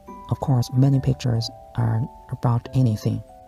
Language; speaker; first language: English; non-native, learner; Chinese